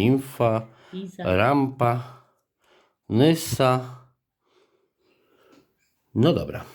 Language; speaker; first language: Polish; native; Polish